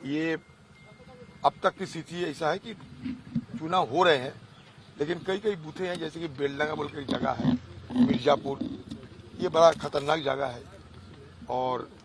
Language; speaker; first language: Hindi; non-native, local second language; Bangla